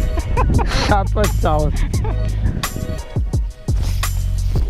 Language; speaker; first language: French; native; French